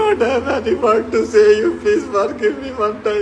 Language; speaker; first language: English; non-native, learner; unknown